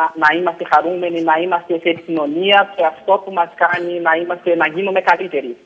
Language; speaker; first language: Greek; non-native, fluent; Portuguese